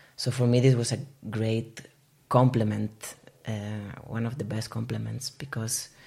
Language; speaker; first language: English; non-native, fluent; Spanish